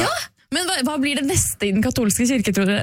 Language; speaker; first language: Norwegian; native; Norwegian